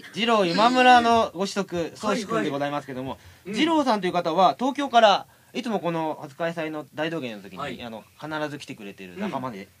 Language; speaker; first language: Japanese; native; Japanese